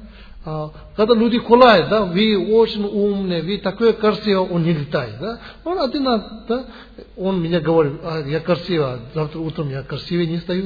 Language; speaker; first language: Russian; non-native, learner; Tibetan